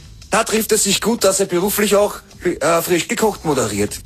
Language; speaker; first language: German; native; German